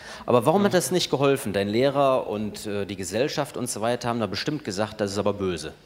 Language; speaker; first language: German; native; German